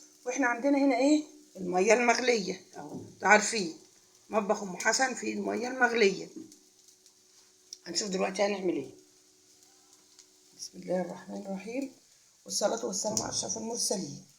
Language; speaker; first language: Arabic; native; Arabic